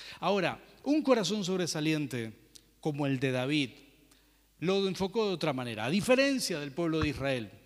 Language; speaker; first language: Spanish; native; Spanish